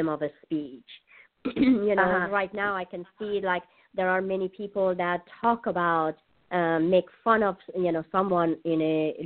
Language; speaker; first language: English; non-native, fluent; Persian